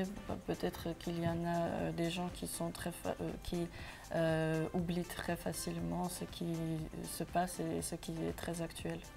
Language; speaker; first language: French; non-native, fluent; Armenian